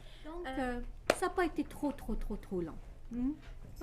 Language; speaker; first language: French; native; French